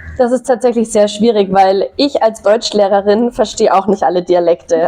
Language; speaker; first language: German; native; German